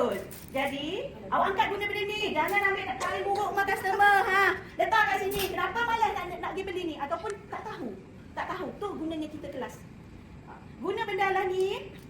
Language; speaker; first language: Malay; native; Malay